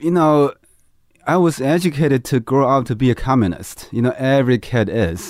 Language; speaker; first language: English; non-native, fluent; Chinese